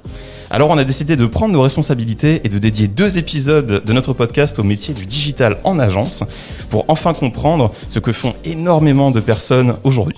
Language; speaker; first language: French; native; French